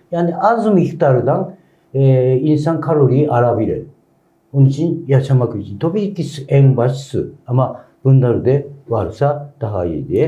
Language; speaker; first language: Turkish; non-native, learner; Japanese